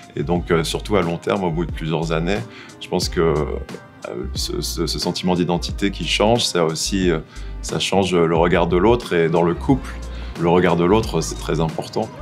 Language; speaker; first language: French; native; French